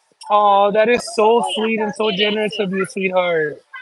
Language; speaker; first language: English; early bilingual, other home language; Spanish